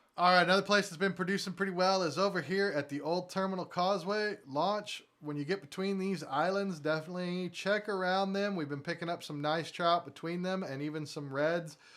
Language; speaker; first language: English; native; English